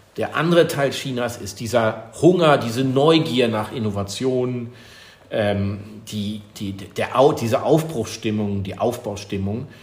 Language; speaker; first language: German; native; German